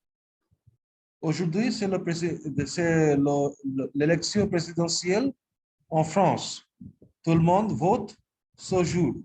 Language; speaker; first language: French; non-native, fluent; Bangla